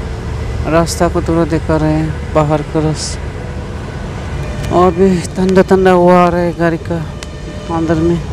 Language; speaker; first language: Hindi; non-native, local second language; Assamese